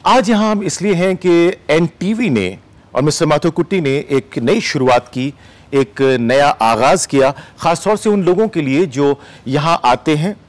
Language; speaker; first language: Hindi; native; Hindi